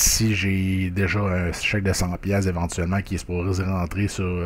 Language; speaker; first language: French; native; French